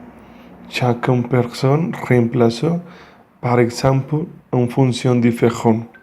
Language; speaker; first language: French; non-native, learner; Spanish